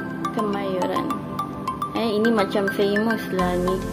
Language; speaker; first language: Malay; non-native, fluent; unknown